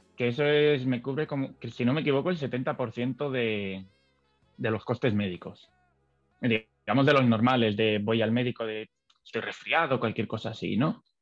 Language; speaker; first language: Spanish; native; Spanish